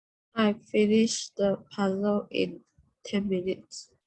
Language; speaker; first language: English; non-native, learner; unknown